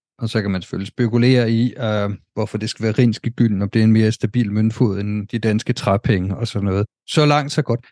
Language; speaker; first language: Danish; native; Danish